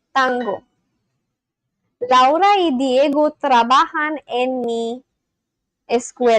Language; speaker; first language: Spanish; non-native, learner; English